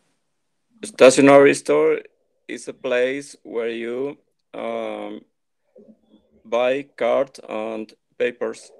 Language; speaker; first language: English; non-native, learner; Spanish